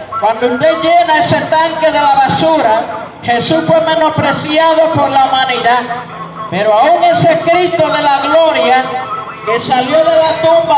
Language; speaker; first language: Spanish; native; Spanish